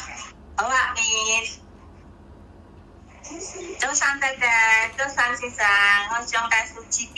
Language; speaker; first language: Cantonese; non-native, learner; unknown